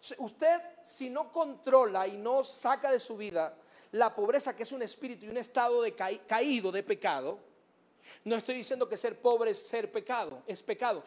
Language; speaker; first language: Spanish; native; Spanish